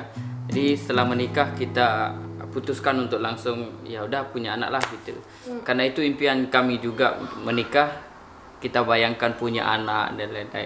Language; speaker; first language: Indonesian; non-native, local second language; Sasak